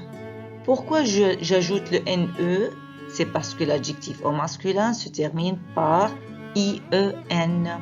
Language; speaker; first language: French; non-native, fluent; Arabic